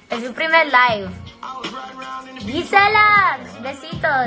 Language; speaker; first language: Spanish; early bilingual, other home language; English